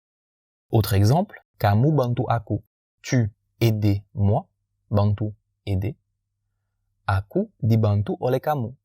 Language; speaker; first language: Indonesian; non-native, fluent; French